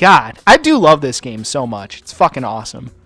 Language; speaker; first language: English; native; English